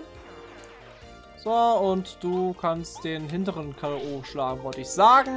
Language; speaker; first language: German; native; German